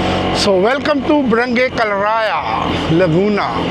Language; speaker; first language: Filipino; non-native, learner; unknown